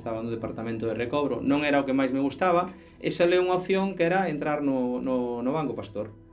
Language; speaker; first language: Galician; native; Galician